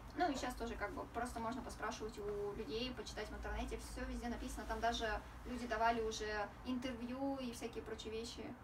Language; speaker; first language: Russian; native; Russian